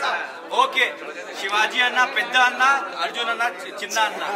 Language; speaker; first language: Telugu; non-native, local second language; Hindi